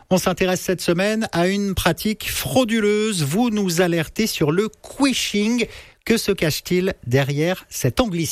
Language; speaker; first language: French; native; French